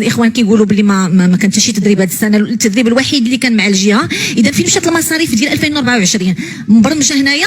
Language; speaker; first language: Arabic; native; Arabic